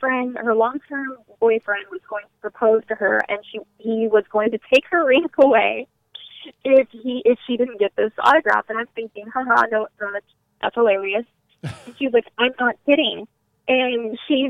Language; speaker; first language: English; native; English